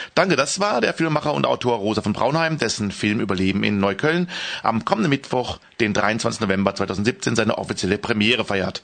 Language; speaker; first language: German; native; German